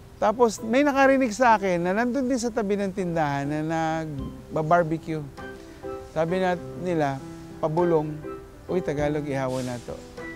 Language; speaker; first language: Filipino; native; Filipino